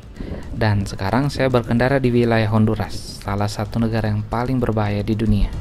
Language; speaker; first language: Indonesian; native; Indonesian